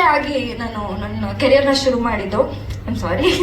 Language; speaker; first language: Kannada; native; Kannada